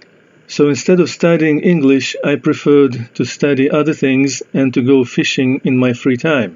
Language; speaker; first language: English; non-native, fluent; Russian